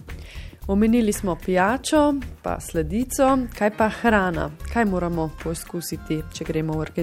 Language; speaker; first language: Slovenian; native; Slovenian